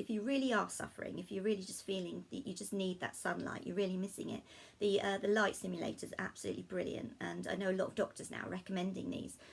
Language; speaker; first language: English; native; English